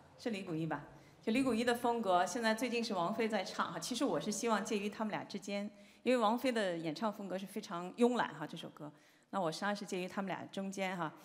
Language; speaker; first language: Chinese; native; Chinese